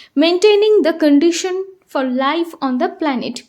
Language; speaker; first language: English; non-native, local second language; Bangla